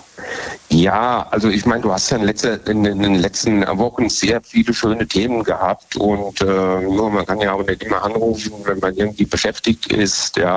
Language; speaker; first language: German; native; German